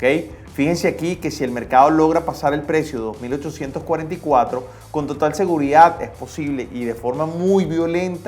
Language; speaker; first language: Spanish; native; Spanish